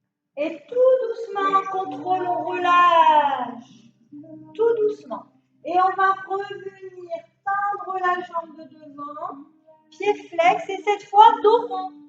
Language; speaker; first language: French; native; French